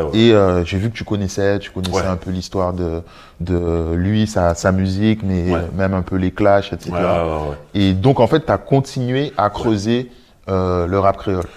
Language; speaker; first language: French; native; French